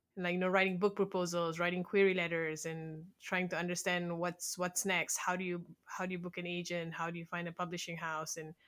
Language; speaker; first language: English; native; English